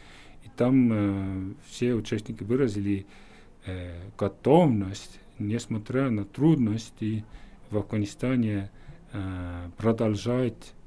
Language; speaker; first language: Russian; non-native, fluent; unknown